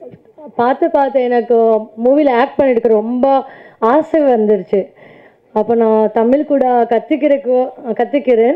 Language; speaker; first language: Tamil; non-native, learner; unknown